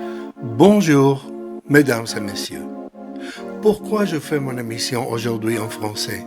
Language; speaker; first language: French; non-native, learner; Spanish